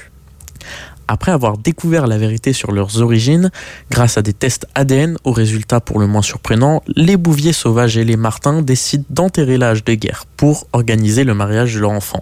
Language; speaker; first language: French; native; French